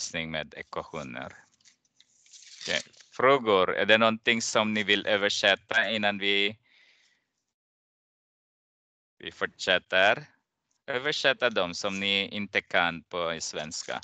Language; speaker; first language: Swedish; non-native, fluent; Persian